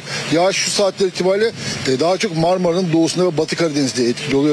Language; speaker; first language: Turkish; native; Turkish